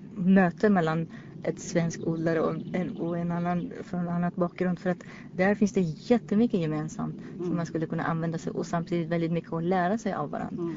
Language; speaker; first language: Swedish; non-native, fluent; Persian